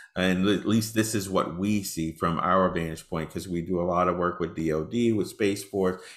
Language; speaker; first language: English; native; English